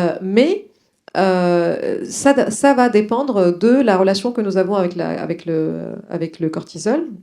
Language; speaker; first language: French; non-native, local second language; Arabic